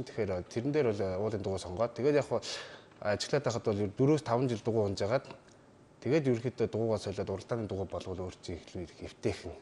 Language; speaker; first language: Mongolian; native; Mongolian